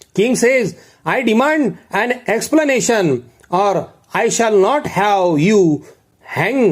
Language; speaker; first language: English; non-native, local second language; Marathi